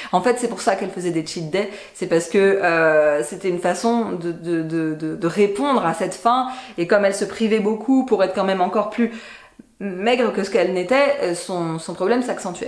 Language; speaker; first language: French; native; French